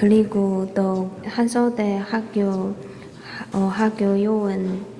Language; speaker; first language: Korean; non-native, fluent; Chinese